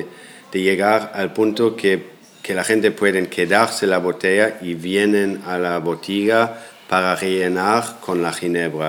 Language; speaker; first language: Spanish; non-native, fluent; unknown